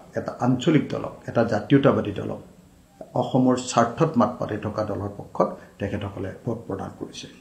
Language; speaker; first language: Assamese; native; Assamese